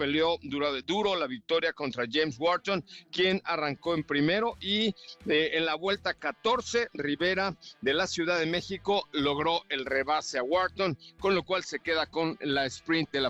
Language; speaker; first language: Spanish; native; Spanish